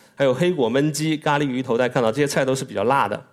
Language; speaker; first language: Chinese; native; Chinese